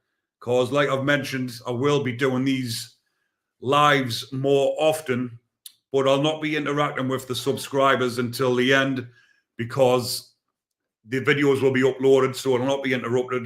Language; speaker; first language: English; native; English